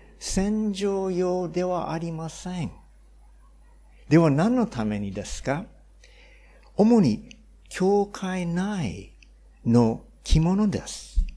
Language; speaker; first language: Japanese; non-native, fluent; English